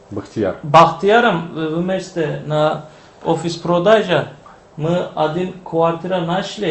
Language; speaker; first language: Russian; non-native, learner; Turkish